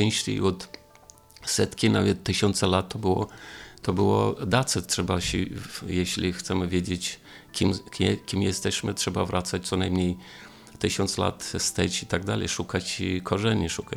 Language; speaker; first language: Polish; non-native, fluent; Romanian